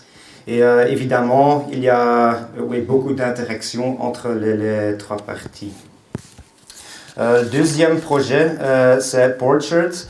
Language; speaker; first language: French; non-native, local second language; Dutch